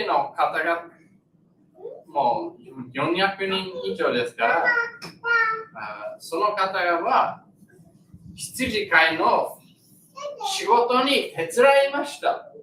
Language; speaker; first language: Japanese; non-native, learner; English